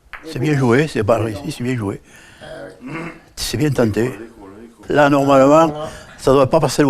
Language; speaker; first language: French; native; French